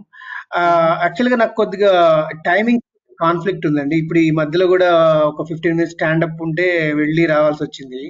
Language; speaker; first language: Telugu; native; Telugu